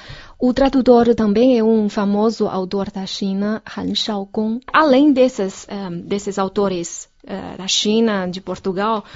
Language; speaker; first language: Portuguese; non-native, fluent; Chinese